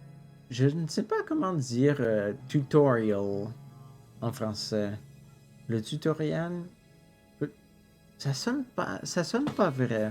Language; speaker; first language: French; non-native, local second language; English